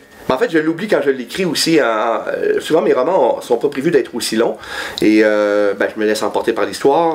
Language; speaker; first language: French; native; French